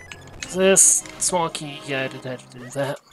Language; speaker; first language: English; native; English